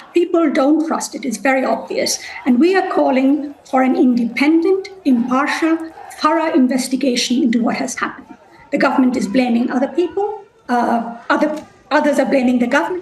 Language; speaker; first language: English; non-native, local second language; Bangla